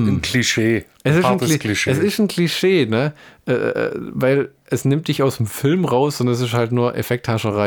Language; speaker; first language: German; native; German